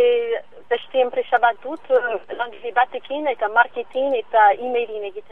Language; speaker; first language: Basque; non-native, local second language; French